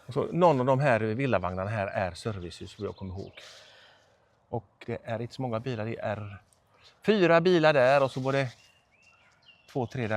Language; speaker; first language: Swedish; native; Swedish